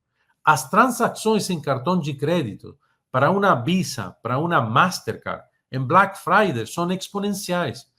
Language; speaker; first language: Portuguese; non-native, fluent; Spanish